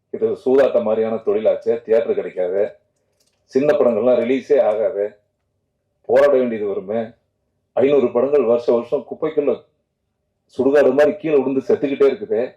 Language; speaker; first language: Tamil; native; Tamil